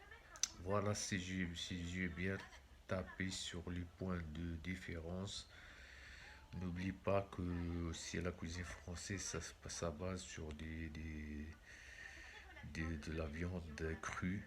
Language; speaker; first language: French; non-native, local second language; Arabic